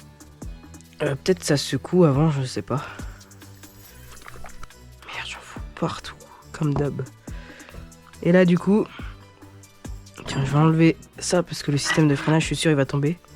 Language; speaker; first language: French; native; French